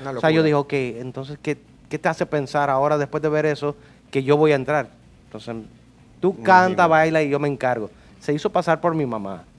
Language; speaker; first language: Spanish; early bilingual, heritage; Spanish